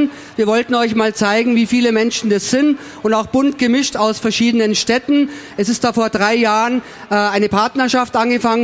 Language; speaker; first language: German; native; German